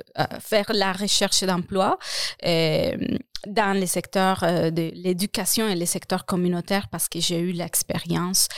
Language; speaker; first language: French; non-native, fluent; Spanish